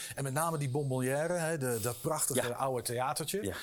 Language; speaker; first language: Dutch; native; Dutch